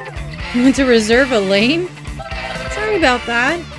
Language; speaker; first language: English; native; English